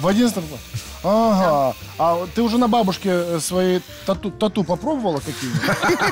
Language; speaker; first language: Russian; native; Russian